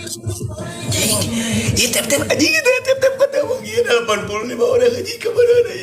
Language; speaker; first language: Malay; non-native, local second language; Sundanese